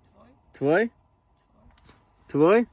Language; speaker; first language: Russian; non-native, learner; English